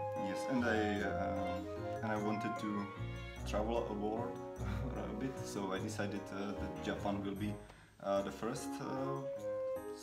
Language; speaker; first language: English; non-native, fluent; Slovak